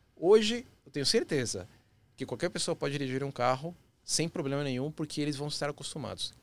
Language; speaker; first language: Portuguese; early bilingual, other home language; Spanish